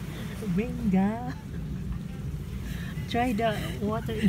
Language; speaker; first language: English; non-native, local second language; Filipino